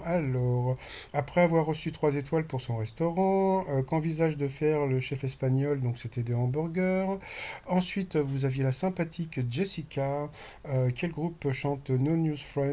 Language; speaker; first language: French; native; French